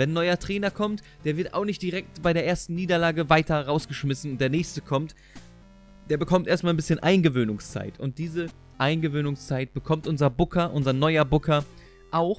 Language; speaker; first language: German; native; German